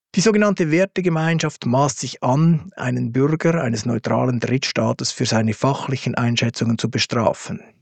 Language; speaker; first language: German; native; German